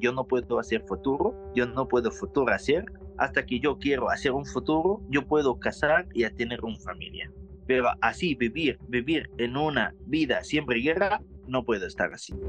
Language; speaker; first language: Spanish; non-native, learner; Arabic